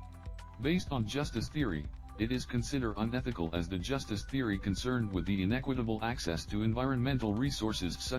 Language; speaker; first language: English; non-native, learner; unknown